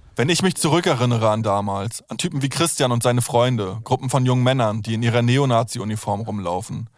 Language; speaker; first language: German; native; German